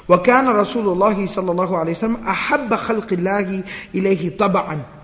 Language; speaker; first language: Arabic; non-native, fluent; English